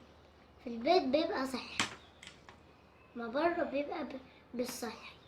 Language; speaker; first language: Arabic; native; Arabic